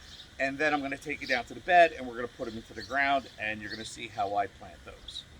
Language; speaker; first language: English; native; English